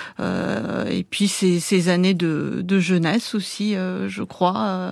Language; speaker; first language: French; early bilingual, other home language; Armenian